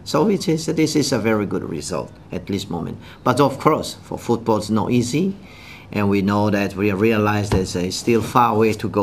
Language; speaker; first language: English; non-native, fluent; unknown